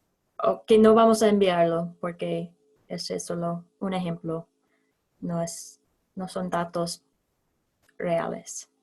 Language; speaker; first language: Spanish; non-native, fluent; English